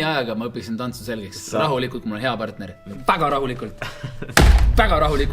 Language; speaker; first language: Estonian; native; Estonian